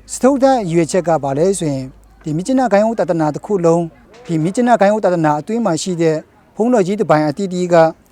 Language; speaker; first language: Burmese; non-native, local second language; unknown